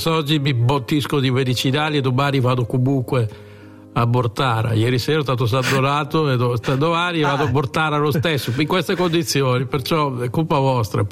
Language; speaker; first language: Italian; native; Italian